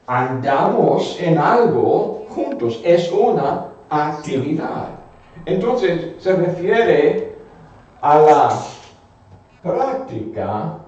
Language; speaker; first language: Spanish; non-native, fluent; English